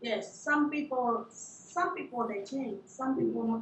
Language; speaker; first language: English; non-native, learner; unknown